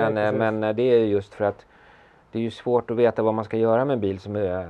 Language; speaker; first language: Swedish; native; Swedish